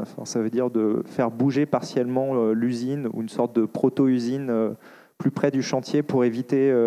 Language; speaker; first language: French; native; French